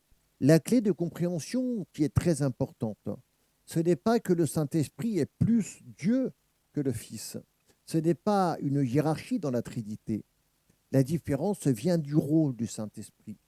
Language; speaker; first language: French; native; French